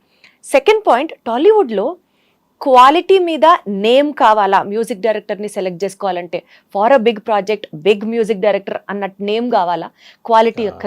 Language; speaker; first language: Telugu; native; Telugu